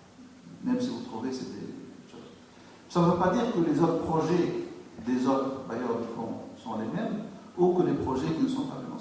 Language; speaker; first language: French; non-native, local second language; Arabic